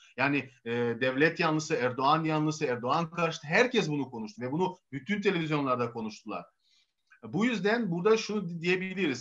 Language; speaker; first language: Turkish; non-native, fluent; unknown